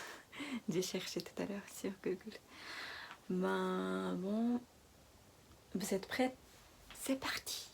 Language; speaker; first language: French; non-native, learner; Japanese